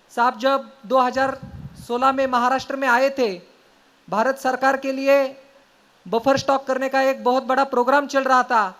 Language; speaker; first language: Hindi; non-native, local second language; Marathi